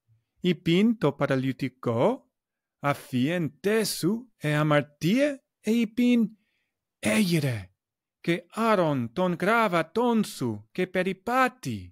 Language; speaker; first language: Greek; non-native, fluent; English